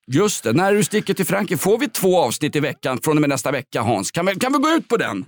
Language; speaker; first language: Swedish; native; Swedish